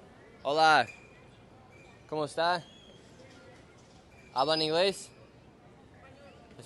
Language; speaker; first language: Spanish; non-native, learner; English